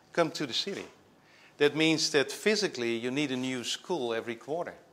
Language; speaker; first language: English; non-native, fluent; Dutch